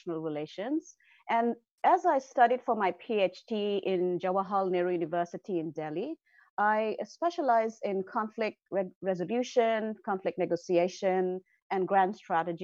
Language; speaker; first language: English; non-native, local second language; Assamese